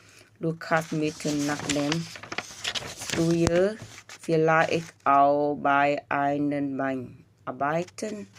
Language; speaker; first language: German; non-native, learner; Vietnamese